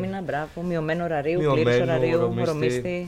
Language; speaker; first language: Greek; native; Greek